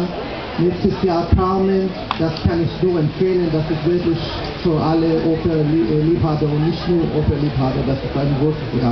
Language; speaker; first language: German; non-native, fluent; Hebrew